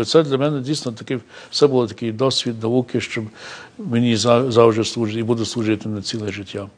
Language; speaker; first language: Ukrainian; early bilingual, heritage; Ukrainian